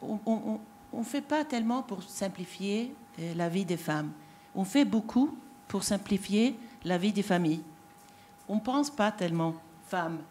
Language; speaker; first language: French; non-native, fluent; Swedish